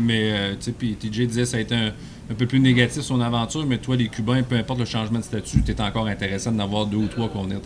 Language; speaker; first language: French; native; French